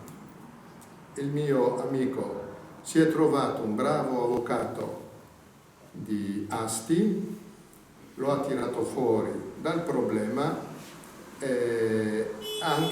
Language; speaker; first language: Italian; native; Italian